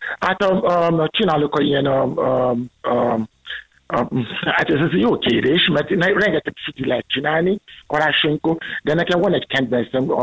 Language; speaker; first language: Hungarian; non-native, learner; Yoruba